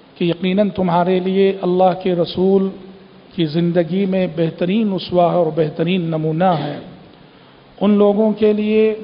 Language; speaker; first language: Urdu; native; Urdu